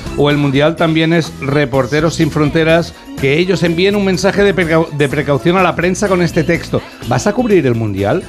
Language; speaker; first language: Spanish; native; Spanish